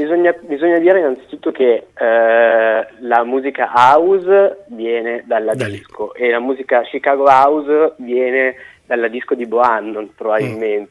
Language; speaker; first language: Italian; native; Italian